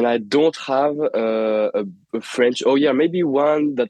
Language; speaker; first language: English; non-native, fluent; French